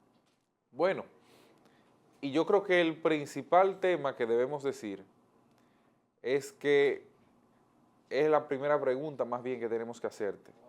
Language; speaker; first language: Spanish; native; Spanish